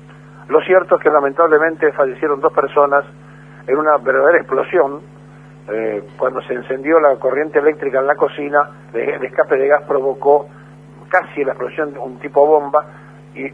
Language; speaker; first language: Spanish; native; Spanish